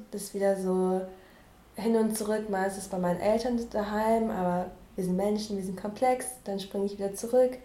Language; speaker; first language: German; early bilingual, other home language; Vietnamese